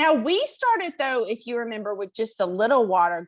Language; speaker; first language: English; native; English